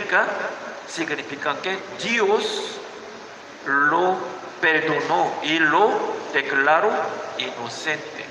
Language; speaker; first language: Spanish; non-native, learner; Korean